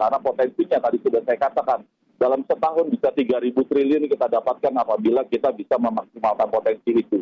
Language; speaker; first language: Indonesian; native; Indonesian